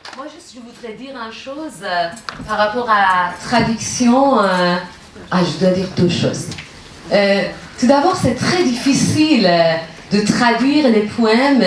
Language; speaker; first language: French; non-native, learner; Persian